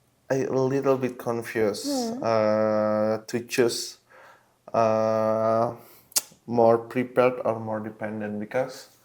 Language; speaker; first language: English; non-native, local second language; Indonesian